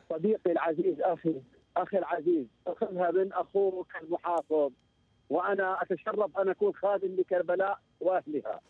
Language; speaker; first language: Arabic; native; Arabic